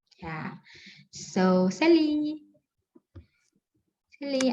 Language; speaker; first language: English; non-native, fluent; Indonesian